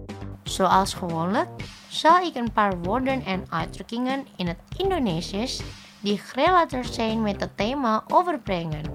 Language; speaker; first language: Dutch; non-native, fluent; Indonesian